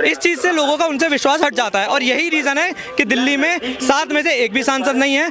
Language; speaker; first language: Hindi; native; Hindi